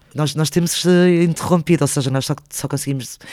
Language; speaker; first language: Portuguese; early bilingual, other home language; Spanish